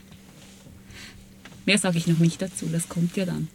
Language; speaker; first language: German; native; German